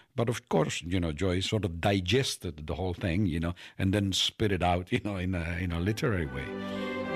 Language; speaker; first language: English; non-native, fluent; Italian